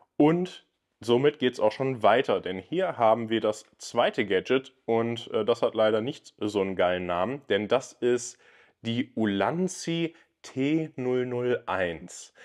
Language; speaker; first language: German; native; German